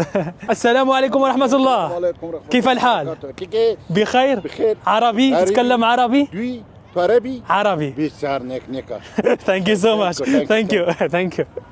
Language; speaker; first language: Arabic; native; Arabic